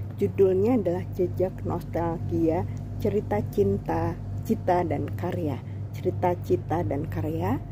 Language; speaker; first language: Indonesian; native; Indonesian